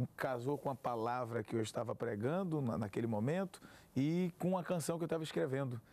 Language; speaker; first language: Portuguese; native; Portuguese